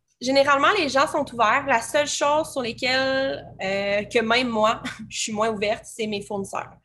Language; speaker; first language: French; native; French